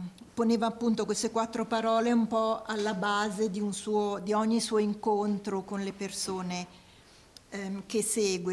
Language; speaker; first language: Italian; native; Italian